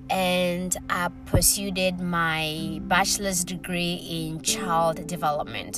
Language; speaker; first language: English; early bilingual, other home language; Swahili